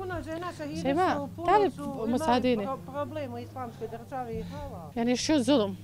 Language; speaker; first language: Arabic; non-native, learner; Bosnian